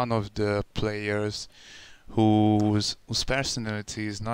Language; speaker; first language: English; non-native, learner; Hungarian